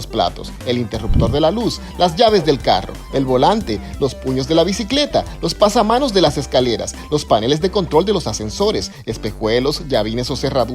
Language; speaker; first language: Spanish; native; Spanish